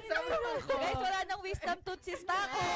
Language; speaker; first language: Filipino; native; Filipino